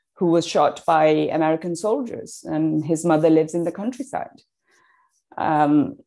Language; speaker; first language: English; non-native, fluent; Persian